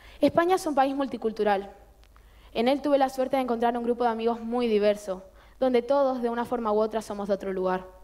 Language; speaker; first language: Spanish; native; Spanish